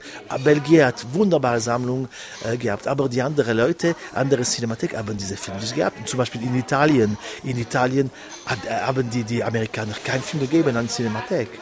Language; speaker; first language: German; non-native, local second language; French